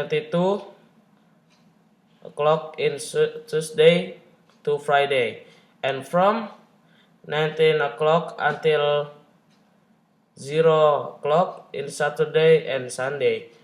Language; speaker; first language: English; non-native, learner; Indonesian